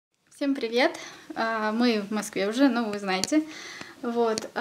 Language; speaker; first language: Russian; native; Russian